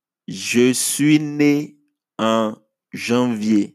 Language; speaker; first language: French; non-native, fluent; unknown